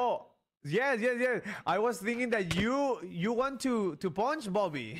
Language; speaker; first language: English; non-native, learner; Spanish